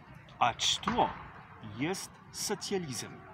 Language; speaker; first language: Russian; non-native, learner; Slovenian